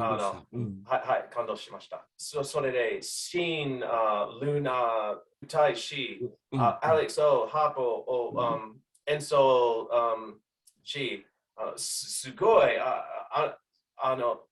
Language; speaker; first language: Japanese; non-native, learner; English